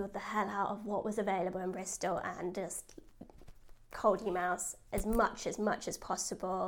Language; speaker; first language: English; native; English